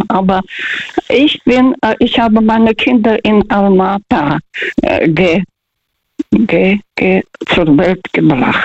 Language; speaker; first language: German; non-native, fluent; Russian